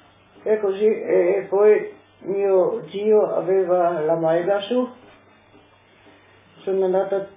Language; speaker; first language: Italian; non-native, local second language; Slovenian